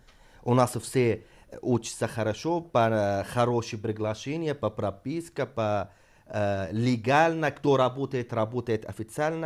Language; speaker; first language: Russian; non-native, fluent; Arabic